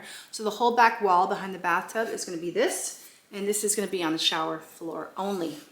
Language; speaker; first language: English; native; English